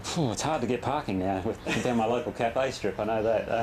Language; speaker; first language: English; native; English